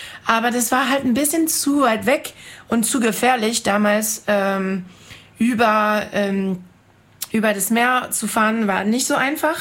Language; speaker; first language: German; non-native, fluent; French